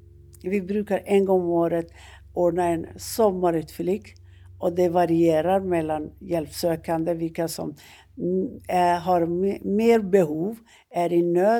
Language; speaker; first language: Swedish; non-native, fluent; Persian